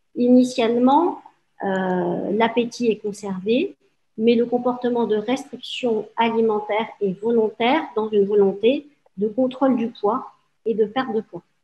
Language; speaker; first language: French; native; French